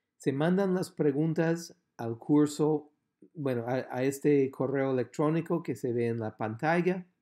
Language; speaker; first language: Spanish; non-native, fluent; English